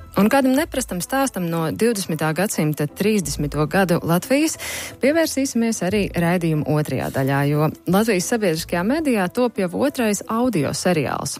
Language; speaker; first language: Latvian; native; Latvian